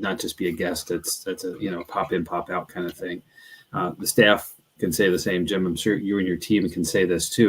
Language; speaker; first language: English; native; English